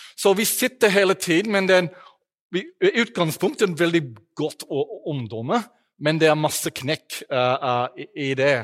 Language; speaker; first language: Norwegian; non-native, fluent; English